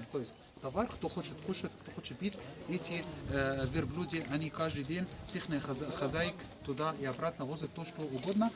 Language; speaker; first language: Russian; non-native, learner; Arabic